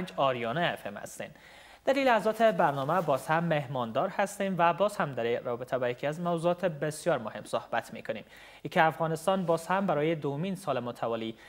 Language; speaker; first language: Persian; native; Persian